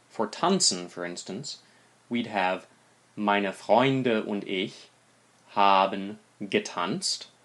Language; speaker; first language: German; non-native, fluent; English